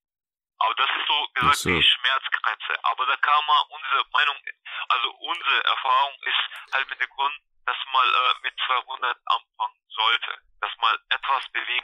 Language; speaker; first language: German; non-native, learner; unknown